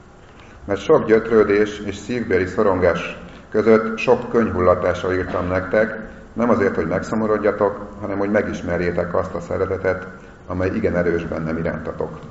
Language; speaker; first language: Hungarian; native; Hungarian